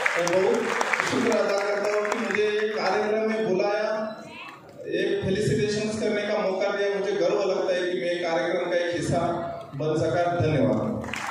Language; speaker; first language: Hindi; non-native, local second language; Marathi